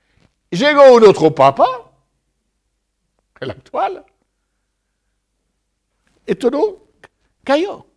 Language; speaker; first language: Spanish; non-native, fluent; French